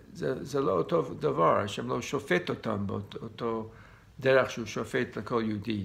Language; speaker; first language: Hebrew; non-native, fluent; English